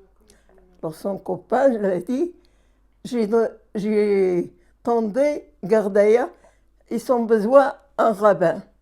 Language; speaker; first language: French; non-native, learner; Arabic